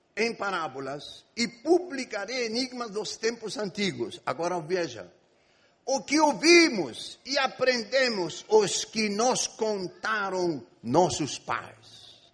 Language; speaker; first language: Portuguese; non-native, fluent; Arabic